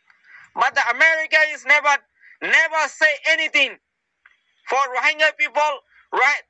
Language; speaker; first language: English; non-native, learner; Rohingya